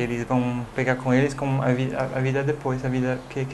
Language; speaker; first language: Portuguese; non-native, fluent; English